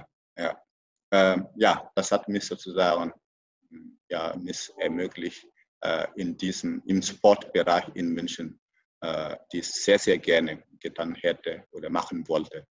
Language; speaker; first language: German; non-native, fluent; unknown